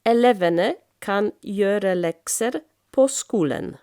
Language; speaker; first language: Norwegian; non-native, fluent; French